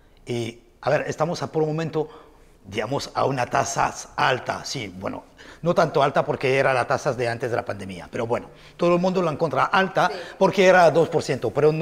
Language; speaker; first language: Spanish; non-native, learner; French